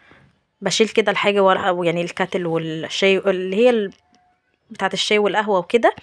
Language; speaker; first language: Arabic; native; Arabic